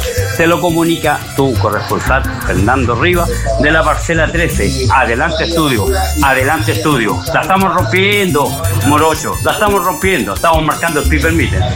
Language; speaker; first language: Spanish; native; Spanish